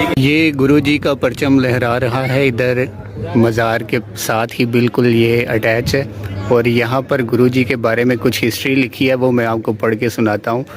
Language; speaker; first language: Urdu; non-native, local second language; Punjabi